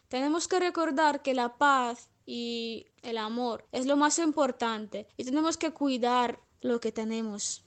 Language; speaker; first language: Spanish; non-native, fluent; Russian